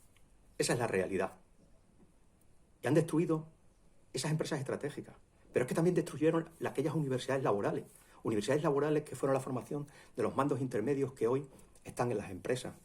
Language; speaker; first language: Spanish; native; Spanish